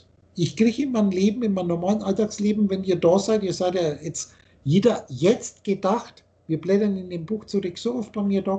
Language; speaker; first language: German; native; German